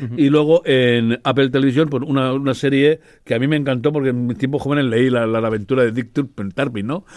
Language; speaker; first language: Spanish; native; Spanish